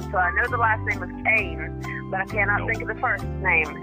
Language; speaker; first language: English; native; English